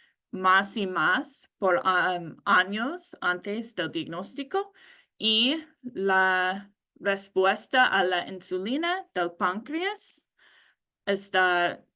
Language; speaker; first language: Spanish; non-native, learner; English